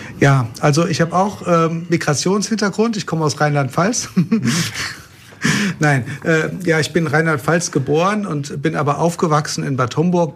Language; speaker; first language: German; native; German